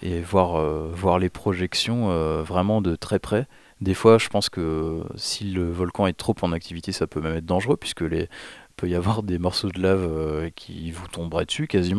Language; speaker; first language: French; native; French